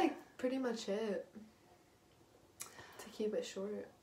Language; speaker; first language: English; native; English